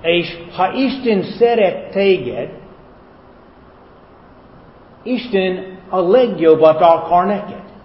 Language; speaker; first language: Hungarian; non-native, fluent; English